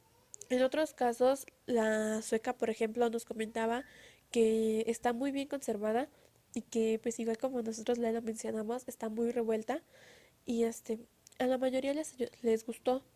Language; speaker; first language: Spanish; native; Spanish